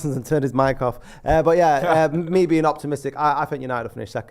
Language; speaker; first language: English; native; English